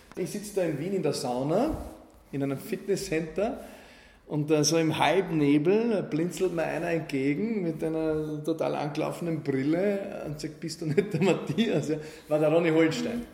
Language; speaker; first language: German; native; German